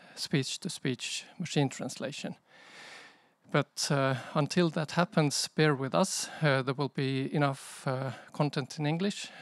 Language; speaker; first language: English; non-native, fluent; Estonian